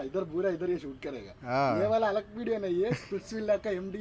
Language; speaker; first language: Hindi; non-native, local second language; Malayalam